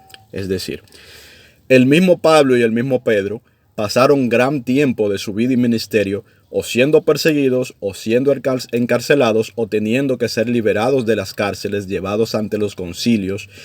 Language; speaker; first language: Spanish; native; Spanish